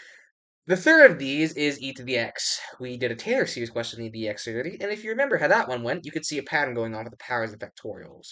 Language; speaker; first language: English; native; English